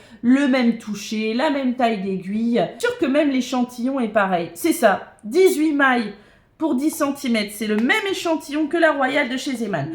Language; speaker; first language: French; native; French